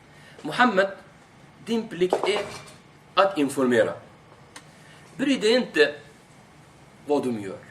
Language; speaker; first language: Swedish; non-native, fluent; Arabic